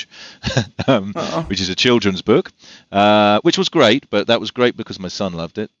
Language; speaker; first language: English; native; English